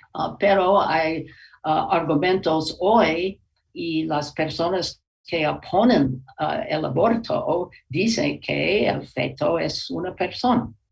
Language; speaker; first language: Spanish; non-native, learner; English